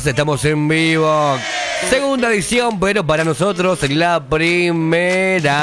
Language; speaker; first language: Spanish; native; Spanish